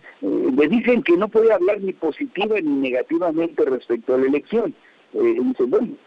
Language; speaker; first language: Spanish; native; Spanish